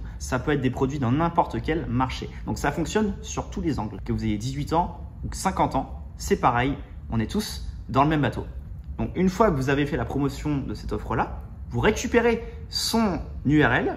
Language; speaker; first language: French; native; French